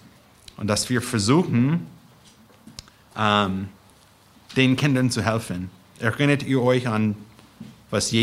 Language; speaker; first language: German; non-native, fluent; English